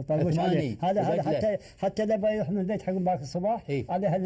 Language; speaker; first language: Arabic; native; Arabic